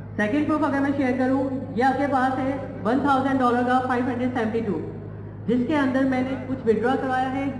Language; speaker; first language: Urdu; non-native, local second language; Sindhi